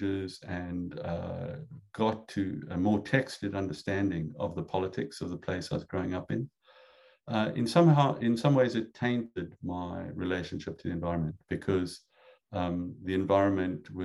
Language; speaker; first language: English; native; English